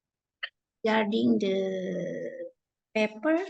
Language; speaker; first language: English; non-native, fluent; Indonesian